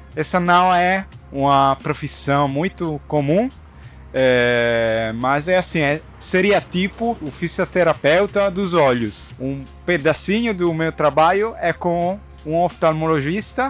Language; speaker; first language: Portuguese; non-native, fluent; Italian